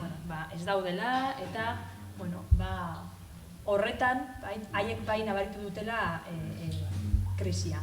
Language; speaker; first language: Basque; non-native, local second language; Spanish